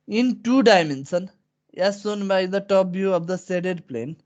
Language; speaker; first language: English; non-native, local second language; Nepali